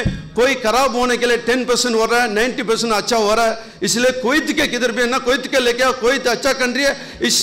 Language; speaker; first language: Hindi; non-native, local second language; Urdu